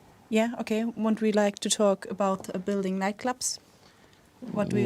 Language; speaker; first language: English; non-native, fluent; German